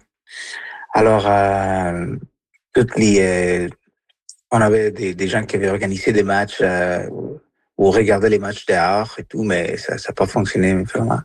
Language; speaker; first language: French; non-native, fluent; Spanish